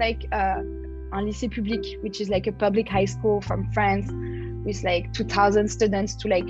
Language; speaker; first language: English; non-native, fluent; French